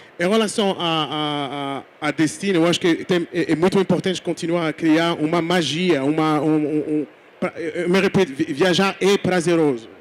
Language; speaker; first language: Portuguese; non-native, fluent; French